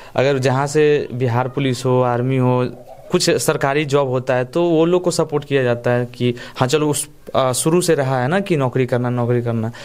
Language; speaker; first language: Hindi; native; Hindi